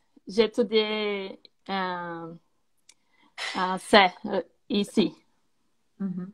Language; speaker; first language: French; non-native, learner; Portuguese